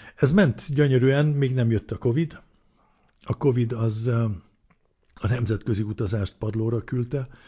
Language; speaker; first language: Hungarian; early bilingual, heritage; Hungarian